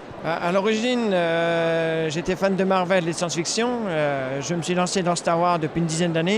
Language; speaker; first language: French; native; French